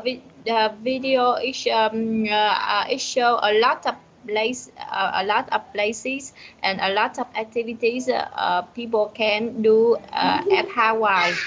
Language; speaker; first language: English; non-native, learner; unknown